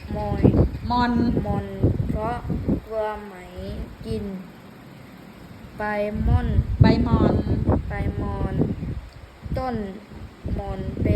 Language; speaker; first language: Thai; early bilingual, heritage; Thai